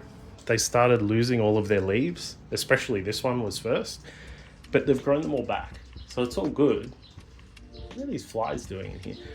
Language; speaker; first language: English; native; English